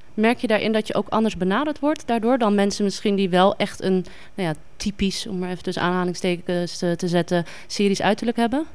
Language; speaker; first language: Dutch; native; Dutch